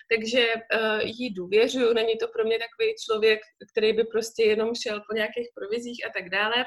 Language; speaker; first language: Czech; native; Czech